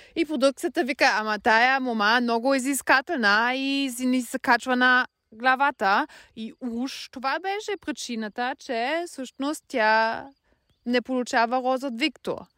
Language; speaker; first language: Bulgarian; native; Bulgarian